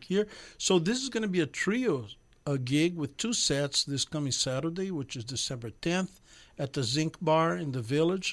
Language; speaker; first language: English; non-native, fluent; Portuguese